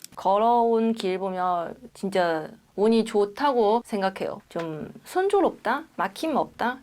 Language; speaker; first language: Korean; non-native, fluent; Chinese